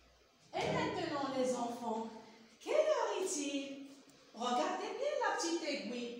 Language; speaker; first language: French; non-native, local second language; Arabic